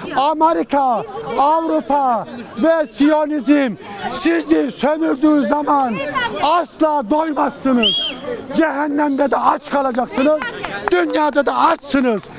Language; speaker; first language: Turkish; native; Turkish